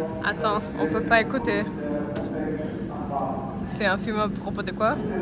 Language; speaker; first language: French; non-native, learner; Portuguese